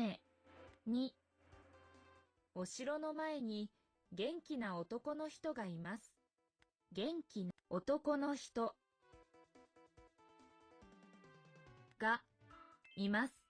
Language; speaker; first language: Japanese; non-native, learner; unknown